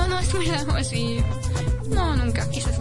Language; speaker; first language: Spanish; non-native, learner; Hungarian